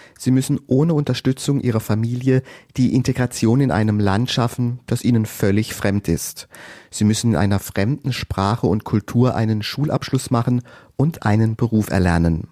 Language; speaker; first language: German; native; German